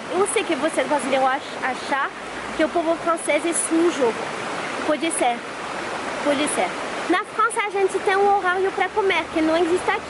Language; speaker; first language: Portuguese; non-native, fluent; French